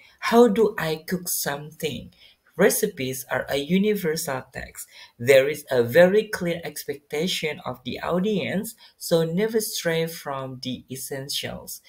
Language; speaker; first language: English; non-native, fluent; Indonesian